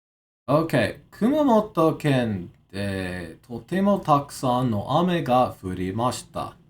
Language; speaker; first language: Japanese; non-native, learner; English